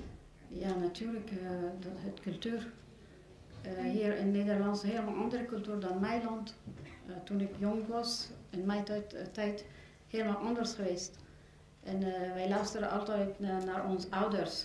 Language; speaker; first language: Dutch; non-native, learner; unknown